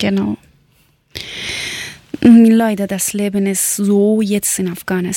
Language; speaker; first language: German; non-native, learner; Persian